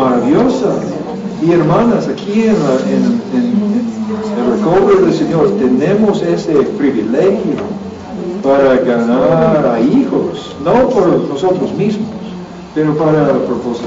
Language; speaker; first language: Spanish; non-native, learner; English